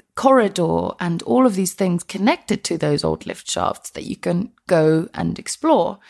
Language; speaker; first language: English; non-native, fluent; Icelandic